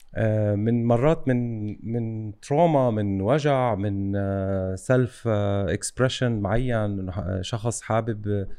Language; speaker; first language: Arabic; native; Arabic